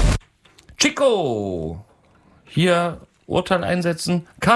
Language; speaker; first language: German; native; German